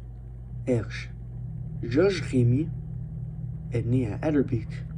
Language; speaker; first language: French; non-native, learner; English